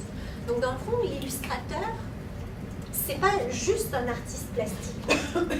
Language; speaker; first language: French; native; French